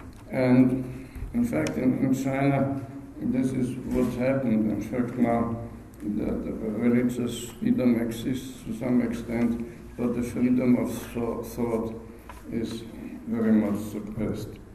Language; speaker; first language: English; non-native, fluent; German